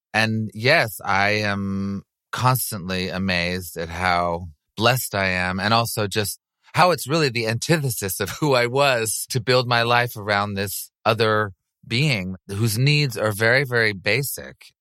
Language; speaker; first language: English; native; English